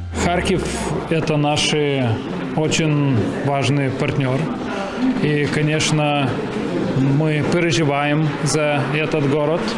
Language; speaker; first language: Russian; non-native, fluent; Lithuanian